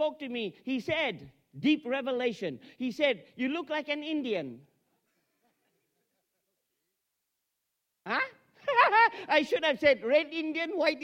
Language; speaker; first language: English; non-native, local second language; Tamil